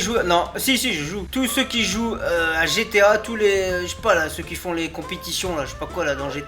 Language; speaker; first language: French; native; French